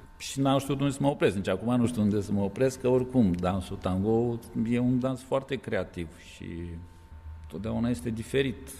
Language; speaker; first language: Romanian; native; Romanian